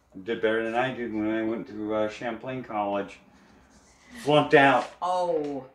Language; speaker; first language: English; native; English